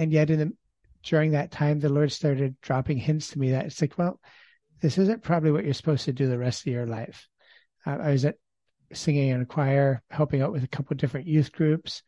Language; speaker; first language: English; native; English